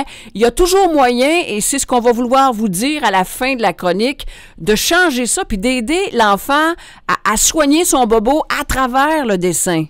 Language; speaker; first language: French; native; French